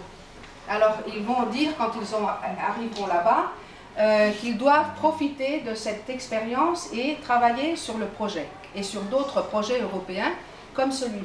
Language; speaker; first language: French; non-native, fluent; Spanish